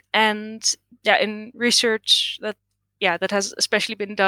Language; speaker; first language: English; non-native, fluent; Dutch